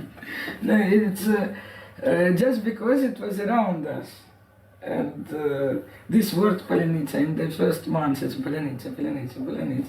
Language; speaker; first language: English; non-native, learner; Ukrainian